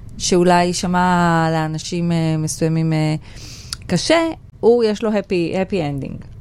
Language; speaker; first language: Hebrew; native; Hebrew